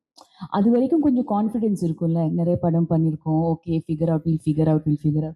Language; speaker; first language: Tamil; non-native, local second language; Malayalam